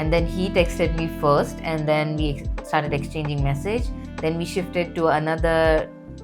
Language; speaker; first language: English; non-native, local second language; Hindi